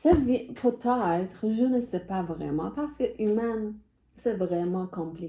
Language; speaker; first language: French; non-native, learner; Persian